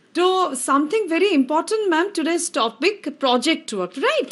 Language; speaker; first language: English; non-native, local second language; Bangla